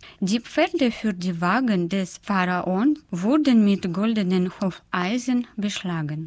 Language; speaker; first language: German; non-native, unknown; Russian